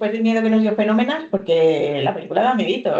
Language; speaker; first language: Spanish; native; Spanish